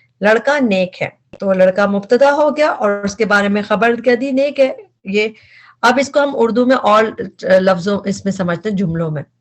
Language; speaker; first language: Urdu; native; Urdu